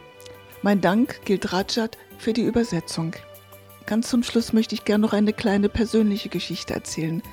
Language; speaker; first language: German; native; German